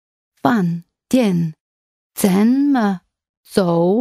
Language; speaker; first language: Chinese; non-native, learner; English